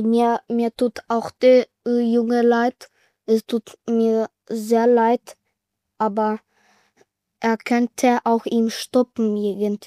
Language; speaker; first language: German; early bilingual, other home language; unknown